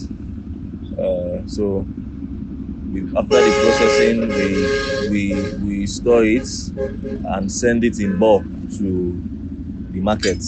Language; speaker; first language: English; non-native, local second language; Igbo